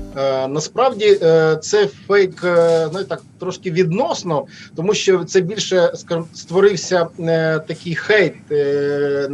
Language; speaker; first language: Ukrainian; native; Ukrainian